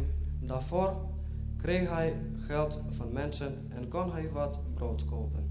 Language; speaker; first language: Dutch; non-native, fluent; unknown